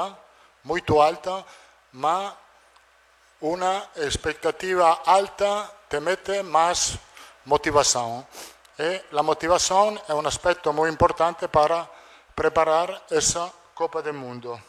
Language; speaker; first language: Portuguese; non-native, learner; Italian